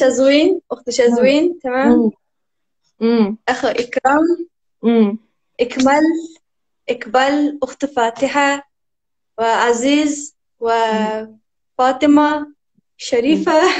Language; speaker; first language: Arabic; non-native, learner; Turkish